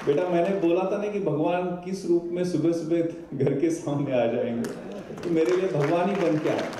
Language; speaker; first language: Hindi; non-native, local second language; Marathi